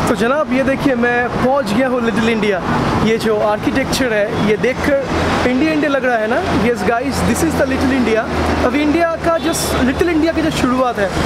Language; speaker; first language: Hindi; non-native, local second language; Bangla